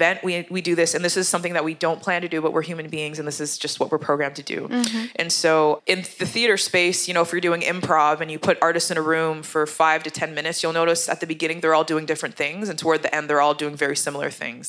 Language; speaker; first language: English; native; English